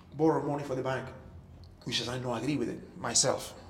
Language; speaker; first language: English; non-native, learner; Spanish